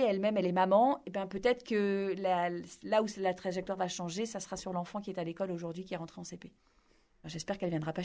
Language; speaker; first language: French; native; French